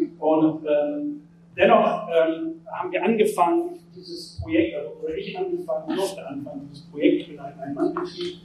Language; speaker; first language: German; native; German